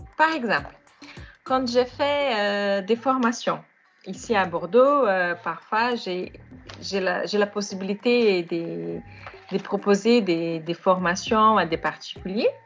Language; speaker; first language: French; non-native, fluent; Portuguese